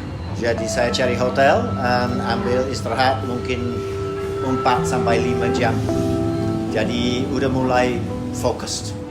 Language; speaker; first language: Indonesian; non-native, fluent; English